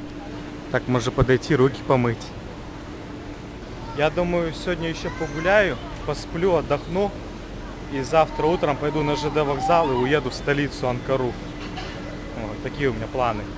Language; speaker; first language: Russian; native; Russian